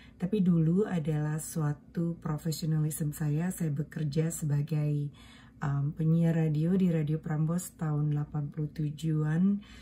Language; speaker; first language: Indonesian; native; Indonesian